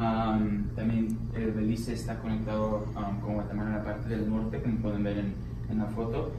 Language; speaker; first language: Spanish; early bilingual, heritage; Spanish